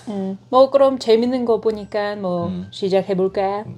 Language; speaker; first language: Korean; non-native, fluent; Russian